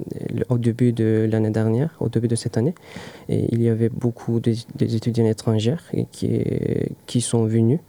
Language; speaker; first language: French; non-native, learner; Turkish